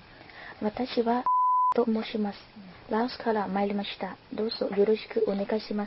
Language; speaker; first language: Japanese; non-native, learner; Lao